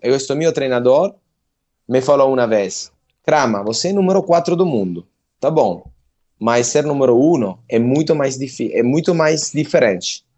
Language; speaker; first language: Portuguese; non-native, learner; Italian